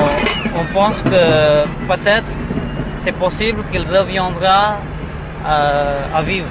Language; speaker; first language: French; non-native, fluent; Tamil